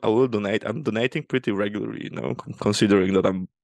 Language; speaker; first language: English; non-native, fluent; Polish